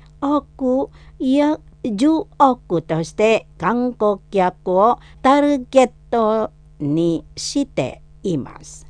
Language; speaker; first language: Japanese; non-native, learner; Indonesian